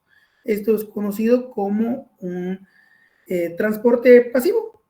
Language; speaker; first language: Spanish; native; Spanish